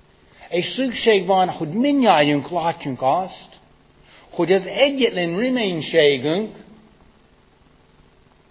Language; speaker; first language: Hungarian; non-native, fluent; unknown